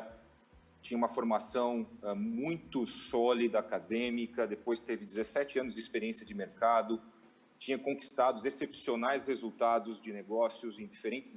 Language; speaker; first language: Portuguese; native; Portuguese